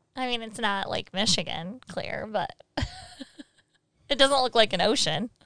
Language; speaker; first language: English; native; English